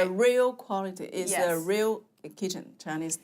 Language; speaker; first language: English; non-native, learner; Chinese